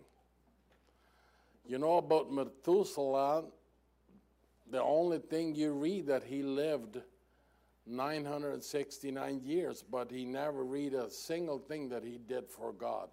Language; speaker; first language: English; non-native, fluent; German